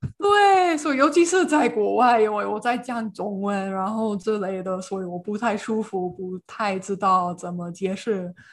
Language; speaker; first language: Chinese; non-native, fluent; English